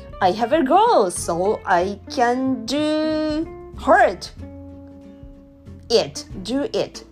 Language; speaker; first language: English; non-native, learner; Japanese